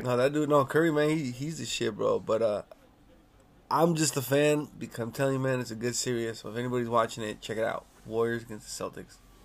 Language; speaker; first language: English; early bilingual, other home language; Spanish